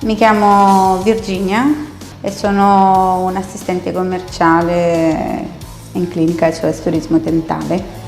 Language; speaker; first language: Italian; non-native, fluent; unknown